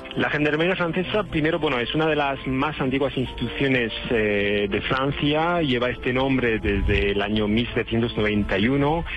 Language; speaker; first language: Spanish; non-native, fluent; French